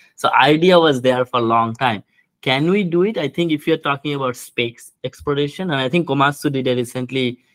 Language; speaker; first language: English; non-native, local second language; Bangla